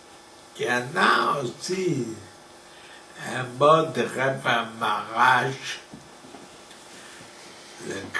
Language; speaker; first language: French; non-native, fluent; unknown